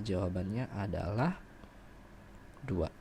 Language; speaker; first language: Indonesian; native; Indonesian